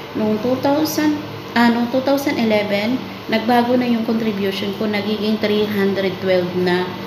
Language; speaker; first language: Filipino; non-native, local second language; Cebuano